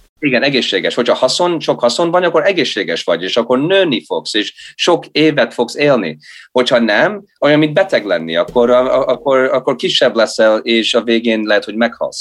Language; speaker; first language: Hungarian; early bilingual, heritage; Hungarian